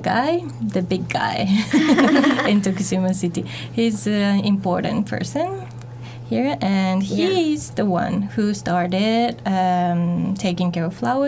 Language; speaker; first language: English; non-native, fluent; Japanese